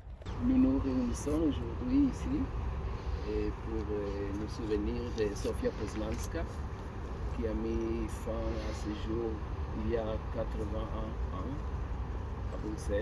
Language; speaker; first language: French; non-native, fluent; Hebrew